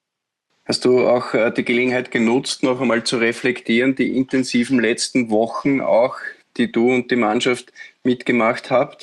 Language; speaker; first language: German; native; German